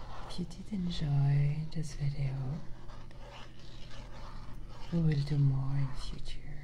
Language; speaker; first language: English; non-native, fluent; French